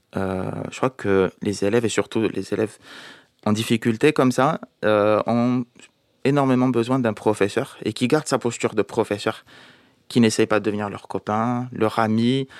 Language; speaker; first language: French; non-native, local second language; Arabic